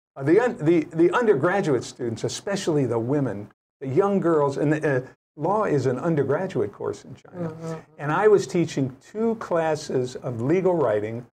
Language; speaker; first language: English; native; English